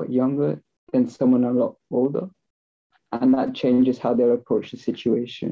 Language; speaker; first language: English; native; English